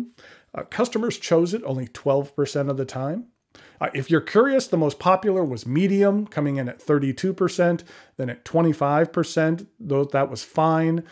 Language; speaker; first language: English; native; English